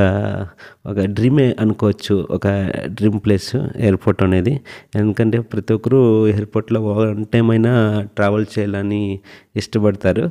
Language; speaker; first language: Telugu; native; Telugu